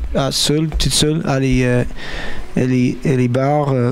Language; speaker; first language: French; non-native, learner; English